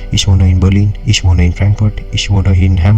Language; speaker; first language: German; non-native, learner; Marathi